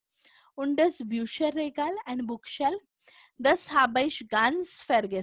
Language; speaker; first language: German; non-native, fluent; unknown